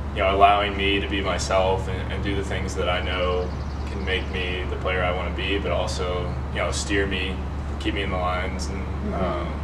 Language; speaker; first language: English; native; English